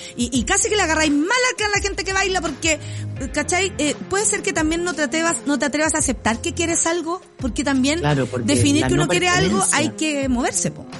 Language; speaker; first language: Spanish; native; Spanish